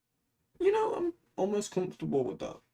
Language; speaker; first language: English; native; English